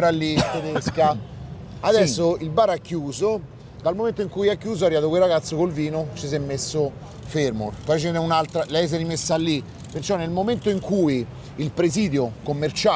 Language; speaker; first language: Italian; native; Italian